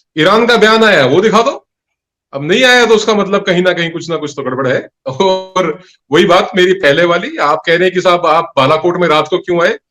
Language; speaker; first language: Hindi; non-native, local second language; Punjabi